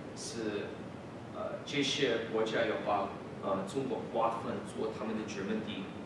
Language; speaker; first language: Chinese; early bilingual, heritage; English